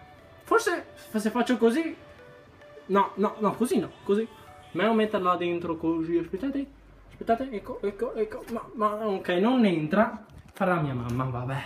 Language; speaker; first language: Italian; early bilingual, other home language; Chinese